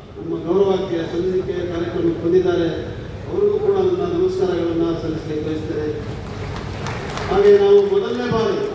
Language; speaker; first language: Kannada; non-native, local second language; Kodava